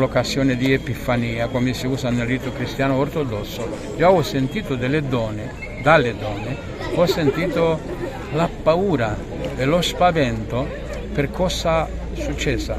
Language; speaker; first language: Italian; non-native, fluent; Romanian